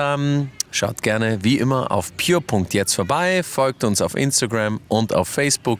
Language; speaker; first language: German; native; German